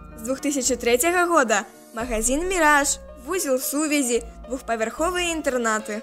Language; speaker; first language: Belarusian; native; Belarusian